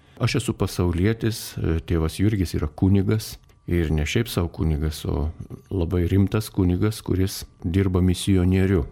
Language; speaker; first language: Lithuanian; native; Lithuanian